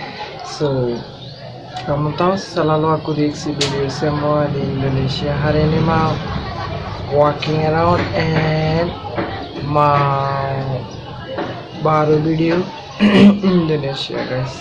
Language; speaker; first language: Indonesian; non-native, learner; Bangla